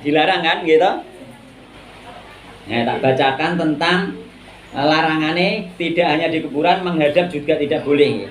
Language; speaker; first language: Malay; non-native, local second language; Javanese